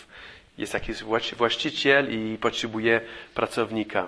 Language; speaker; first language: Polish; non-native, fluent; English